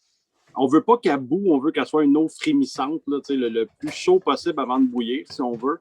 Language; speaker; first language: French; native; French